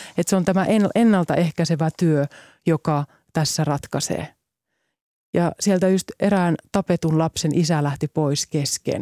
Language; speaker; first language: Finnish; native; Finnish